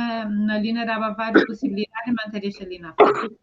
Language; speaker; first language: Portuguese; non-native, local second language; Kabuverdianu